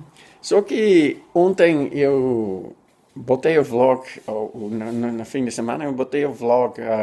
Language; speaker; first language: Portuguese; non-native, learner; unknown